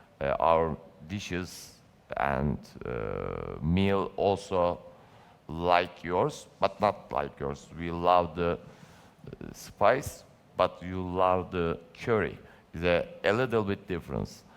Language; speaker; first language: English; non-native, learner; Turkish